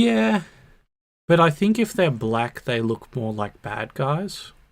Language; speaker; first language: English; native; English